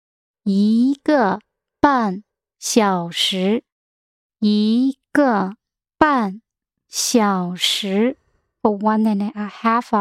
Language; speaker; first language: Chinese; non-native, learner; English